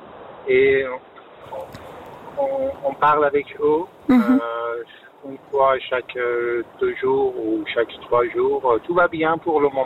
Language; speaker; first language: French; non-native, fluent; Persian